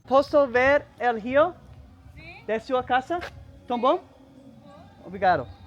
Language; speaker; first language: Portuguese; non-native, learner; English